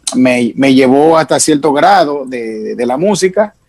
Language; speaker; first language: Spanish; native; Spanish